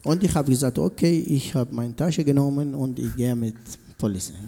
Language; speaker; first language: German; non-native, learner; Arabic